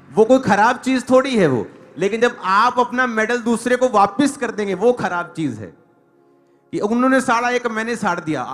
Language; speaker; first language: Hindi; non-native, local second language; Punjabi